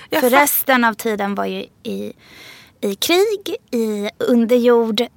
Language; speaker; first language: Swedish; early bilingual, other home language; Persian